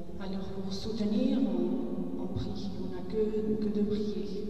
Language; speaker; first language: French; non-native, learner; Arabic